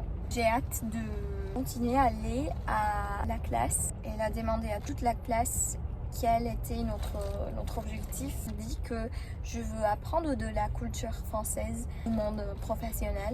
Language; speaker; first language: French; non-native, learner; English